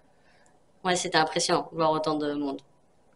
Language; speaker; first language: French; native; French